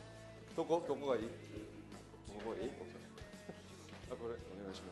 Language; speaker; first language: Japanese; non-native, learner; Korean